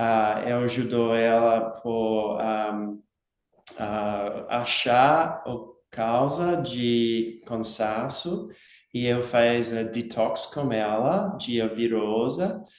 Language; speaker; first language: Portuguese; non-native, learner; English